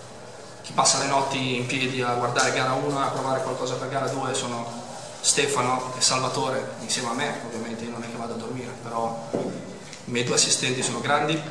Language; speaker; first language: Italian; native; Italian